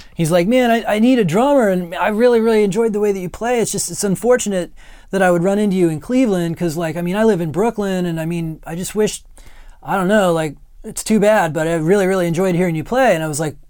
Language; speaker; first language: English; native; English